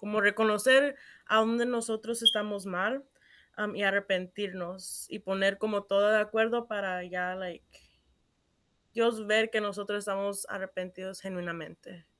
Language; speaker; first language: Spanish; early bilingual, heritage; Spanish